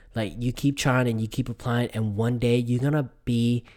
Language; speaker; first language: English; early bilingual, other home language; Vietnamese